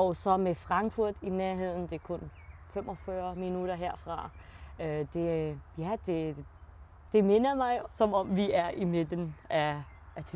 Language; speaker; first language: Danish; early bilingual, heritage; German